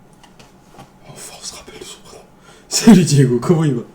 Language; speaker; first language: French; native; French